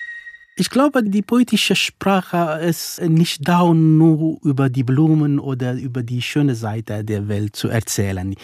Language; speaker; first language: German; non-native, fluent; Kurdish